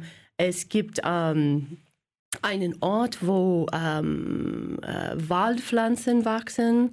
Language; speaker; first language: German; non-native, fluent; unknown